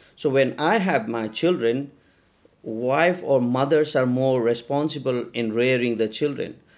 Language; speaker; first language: English; non-native, local second language; Nepali